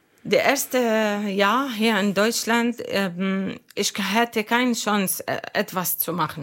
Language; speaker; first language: German; non-native, learner; Arabic